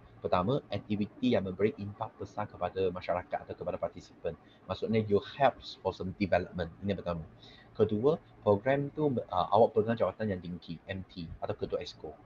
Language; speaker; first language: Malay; non-native, local second language; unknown